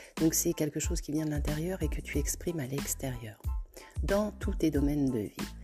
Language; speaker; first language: French; native; French